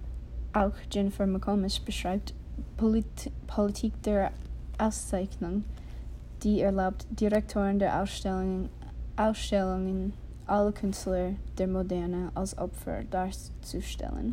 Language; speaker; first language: German; non-native, learner; English